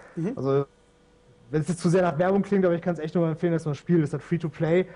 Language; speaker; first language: German; native; German